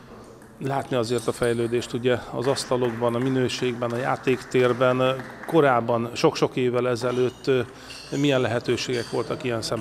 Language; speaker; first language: Hungarian; native; Hungarian